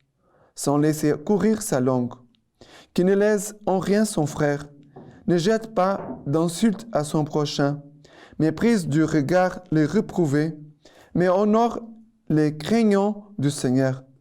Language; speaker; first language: French; non-native, fluent; Portuguese